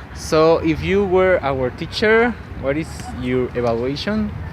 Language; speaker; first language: English; non-native, learner; Spanish